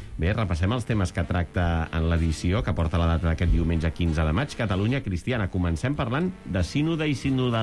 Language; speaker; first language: Catalan; native; Catalan